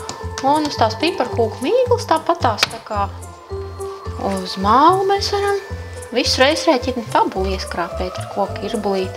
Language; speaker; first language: Latvian; native; Latvian